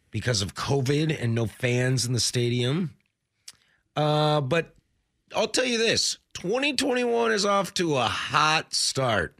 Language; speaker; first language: English; native; English